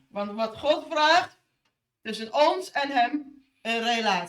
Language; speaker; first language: Dutch; non-native, fluent; Indonesian